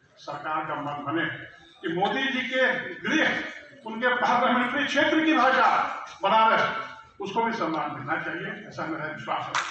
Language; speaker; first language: Hindi; non-native, local second language; Bhojpuri